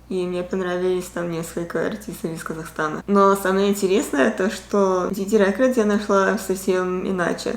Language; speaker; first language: Russian; early bilingual, heritage; Russian